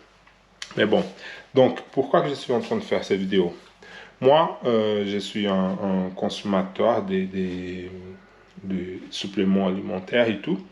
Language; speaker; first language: French; non-native, learner; Portuguese